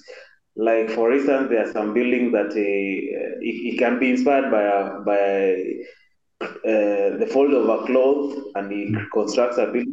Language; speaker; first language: English; non-native, local second language; Kamba